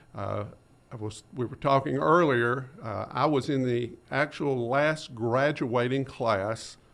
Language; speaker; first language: English; native; English